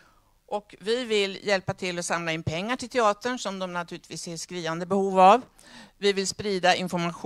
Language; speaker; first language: Swedish; native; Swedish